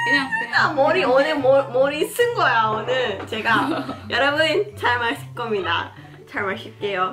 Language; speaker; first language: Korean; non-native, learner; Malay